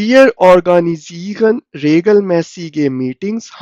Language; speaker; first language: German; non-native, fluent; Urdu